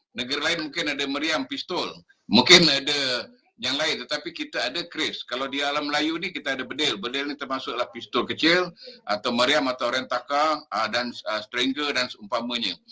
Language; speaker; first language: Malay; native; Malay